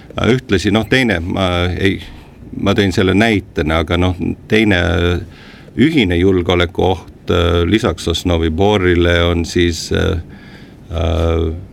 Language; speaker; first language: Estonian; native; Estonian